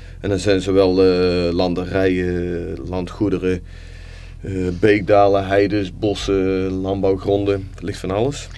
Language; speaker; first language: Dutch; native; Dutch